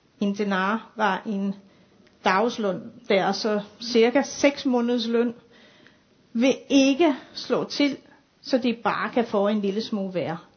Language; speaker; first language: Danish; non-native, fluent; English